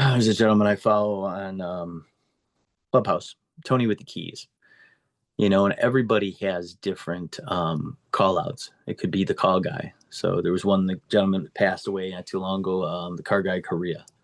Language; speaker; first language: English; native; English